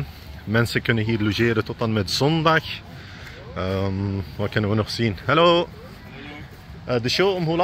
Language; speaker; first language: Dutch; non-native, fluent; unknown